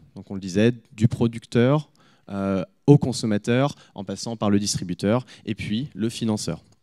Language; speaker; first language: French; native; French